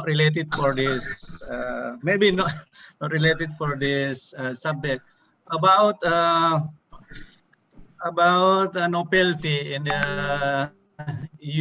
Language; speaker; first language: English; non-native, learner; Indonesian